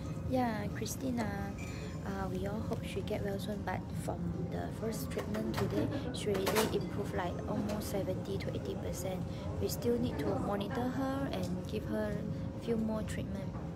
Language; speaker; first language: English; non-native, local second language; Cantonese